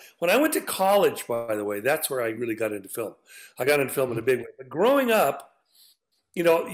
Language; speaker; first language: English; native; English